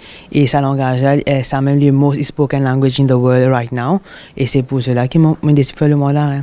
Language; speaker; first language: French; non-native, local second language; Morisyen